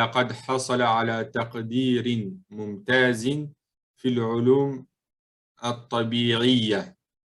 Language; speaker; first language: Arabic; non-native, fluent; French